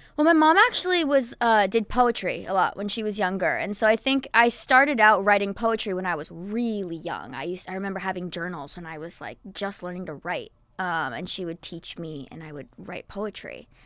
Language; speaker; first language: English; native; English